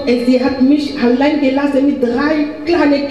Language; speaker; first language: German; non-native, learner; French